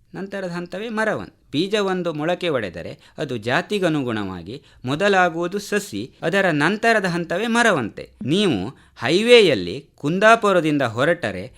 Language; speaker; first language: Kannada; native; Kannada